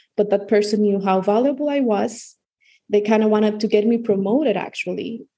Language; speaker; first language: English; non-native, fluent; Spanish